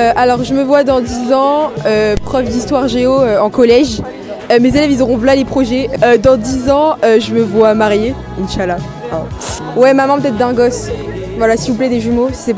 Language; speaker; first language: French; native; French